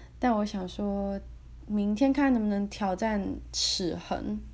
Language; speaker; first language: Chinese; native; Chinese